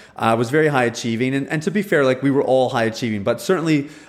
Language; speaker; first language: English; early bilingual, other home language; Hindi